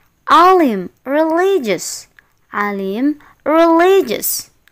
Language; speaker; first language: English; non-native, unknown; Indonesian